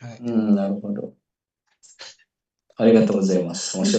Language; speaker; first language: Japanese; non-native, fluent; Indonesian